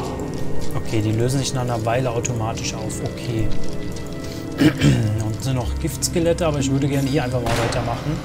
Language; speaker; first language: German; native; German